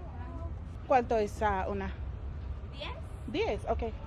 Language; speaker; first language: Spanish; non-native, learner; English